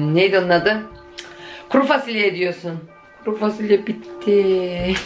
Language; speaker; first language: Turkish; early bilingual, heritage; Turkish